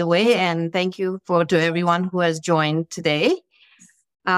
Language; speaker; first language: English; non-native, local second language; Gujarati